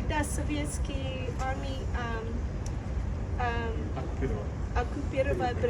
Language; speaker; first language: Russian; non-native, learner; English